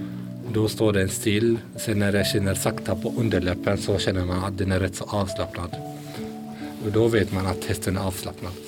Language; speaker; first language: Swedish; early bilingual, other home language; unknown